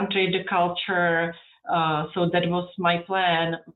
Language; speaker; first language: English; non-native, fluent; Czech